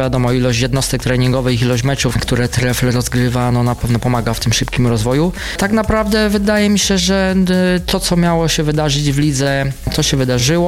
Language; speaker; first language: Polish; native; Polish